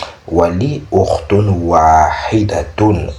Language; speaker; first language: Arabic; non-native, fluent; French